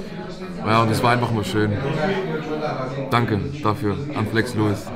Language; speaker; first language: German; native; German